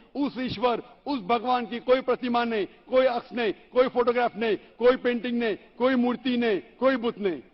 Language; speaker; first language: Hindi; non-native, local second language; Konkani